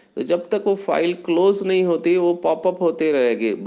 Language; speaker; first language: Hindi; non-native, local second language; Marathi